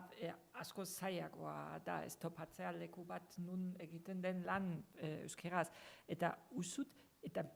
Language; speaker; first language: Basque; non-native, fluent; German